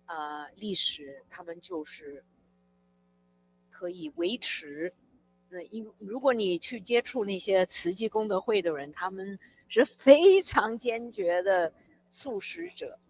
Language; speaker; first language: Chinese; early bilingual, heritage; English